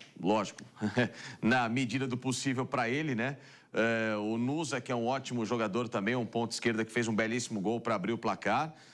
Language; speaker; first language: Portuguese; native; Portuguese